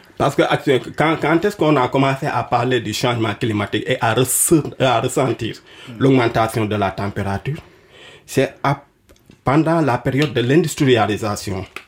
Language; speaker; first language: French; non-native, local second language; Wolof